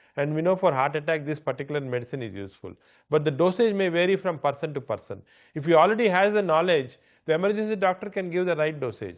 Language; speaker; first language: English; non-native, local second language; Telugu